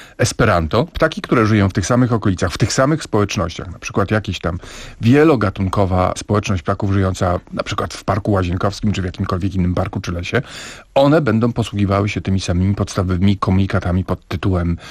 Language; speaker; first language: Polish; native; Polish